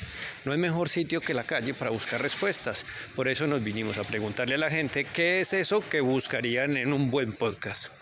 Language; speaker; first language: Spanish; native; Spanish